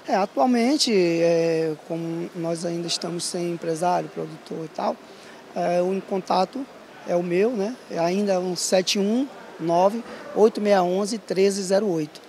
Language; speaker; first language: Portuguese; native; Portuguese